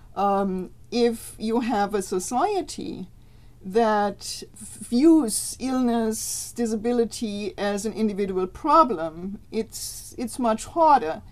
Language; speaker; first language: English; non-native, fluent; German